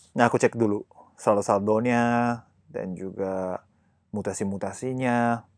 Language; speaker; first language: Indonesian; non-native, fluent; Japanese